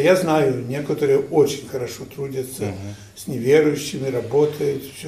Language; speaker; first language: Russian; non-native, fluent; Ukrainian